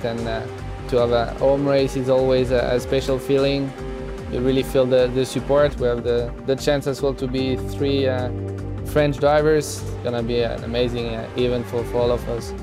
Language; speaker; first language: English; non-native, fluent; French